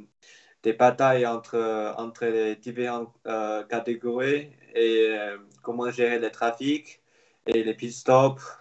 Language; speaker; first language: French; non-native, fluent; Chinese